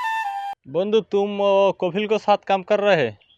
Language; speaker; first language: Hindi; non-native, learner; Bangla